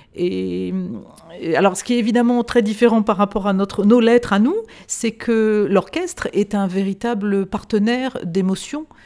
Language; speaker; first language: French; native; French